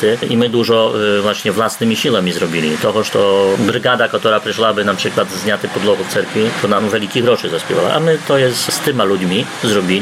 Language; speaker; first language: Polish; non-native, local second language; Ukrainian